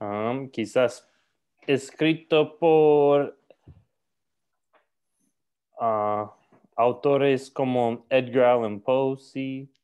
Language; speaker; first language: Spanish; non-native, learner; English